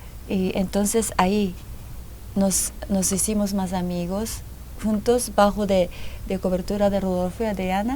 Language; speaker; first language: Spanish; non-native, fluent; Japanese